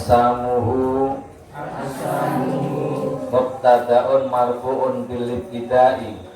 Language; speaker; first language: Arabic; non-native, fluent; Javanese